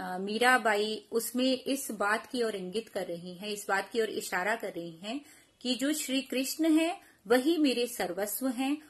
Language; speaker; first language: Hindi; non-native, local second language; Punjabi